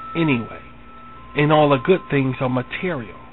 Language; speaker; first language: English; native; English